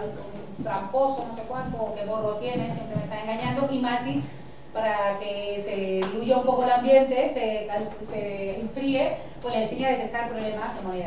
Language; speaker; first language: Spanish; native; Spanish